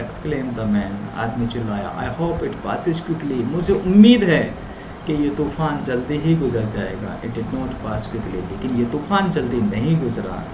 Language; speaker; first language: Hindi; native; Hindi